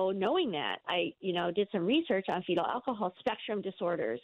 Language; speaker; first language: English; native; English